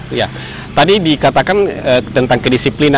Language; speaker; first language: Indonesian; native; Indonesian